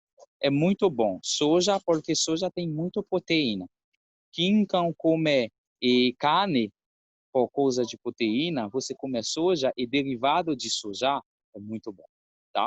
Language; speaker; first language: Portuguese; non-native, fluent; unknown